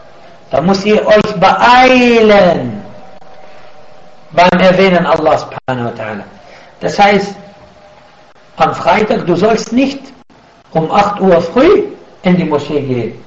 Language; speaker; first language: German; non-native, fluent; Arabic